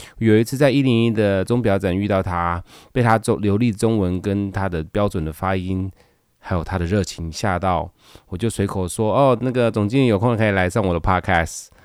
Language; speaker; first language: Chinese; native; Chinese